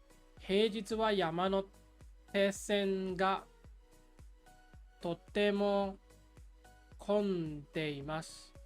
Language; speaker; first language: Japanese; non-native, learner; English